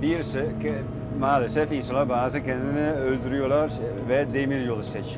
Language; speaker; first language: Turkish; non-native, fluent; Dutch